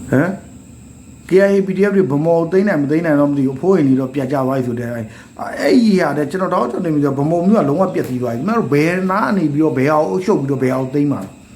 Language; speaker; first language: Burmese; native; Burmese